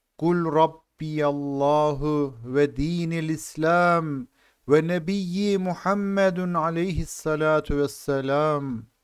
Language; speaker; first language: Arabic; non-native, fluent; Turkish